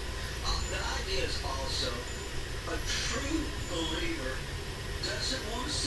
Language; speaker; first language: English; native; English